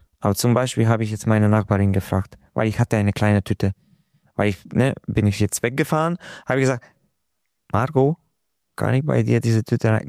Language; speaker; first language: German; non-native, local second language; Hungarian